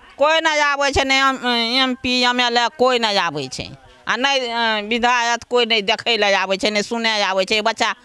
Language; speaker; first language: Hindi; non-native, local second language; Maithili